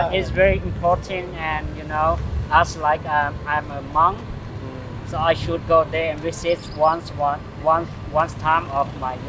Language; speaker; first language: English; non-native, learner; Lao